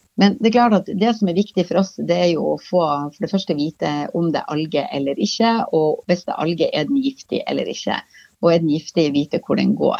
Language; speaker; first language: Norwegian; native; Norwegian